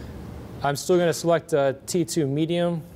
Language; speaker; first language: English; native; English